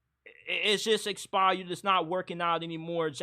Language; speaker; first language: English; native; English